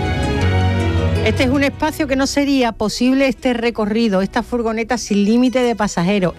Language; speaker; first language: Spanish; native; Spanish